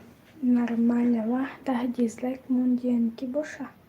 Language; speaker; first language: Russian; non-native, local second language; Tajik